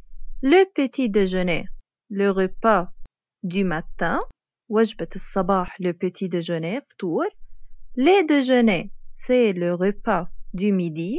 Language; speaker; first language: French; non-native, fluent; Arabic